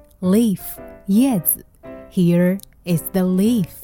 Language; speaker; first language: English; non-native, learner; Chinese